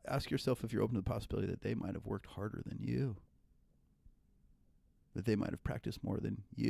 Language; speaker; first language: English; native; English